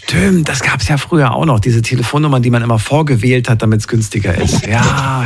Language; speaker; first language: German; native; German